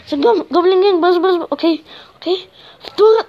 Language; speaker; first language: Bulgarian; native; Bulgarian